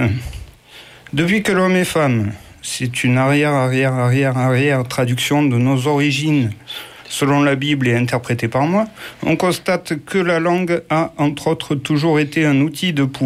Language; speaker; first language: French; native; French